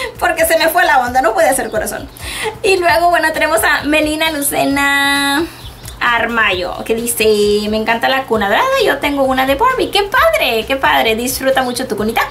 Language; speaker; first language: Spanish; early bilingual, heritage; Spanish